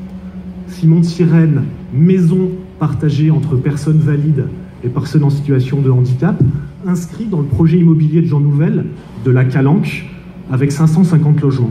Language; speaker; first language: French; native; French